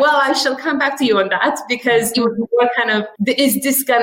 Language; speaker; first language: English; native; English